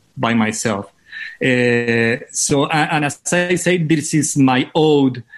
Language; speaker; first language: English; non-native, fluent; Spanish